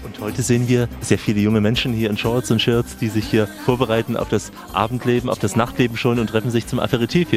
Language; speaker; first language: German; native; German